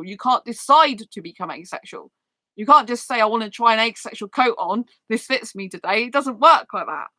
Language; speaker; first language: English; native; English